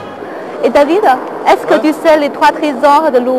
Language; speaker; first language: French; non-native, learner; Chinese